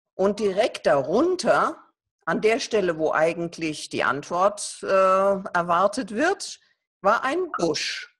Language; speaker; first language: German; native; German